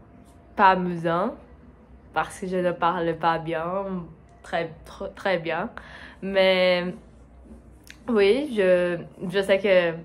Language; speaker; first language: French; non-native, learner; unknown